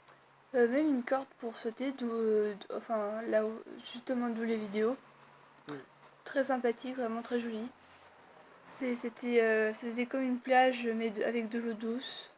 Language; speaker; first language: French; native; French